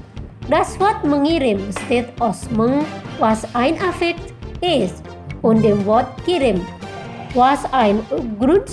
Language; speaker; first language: German; non-native, fluent; Indonesian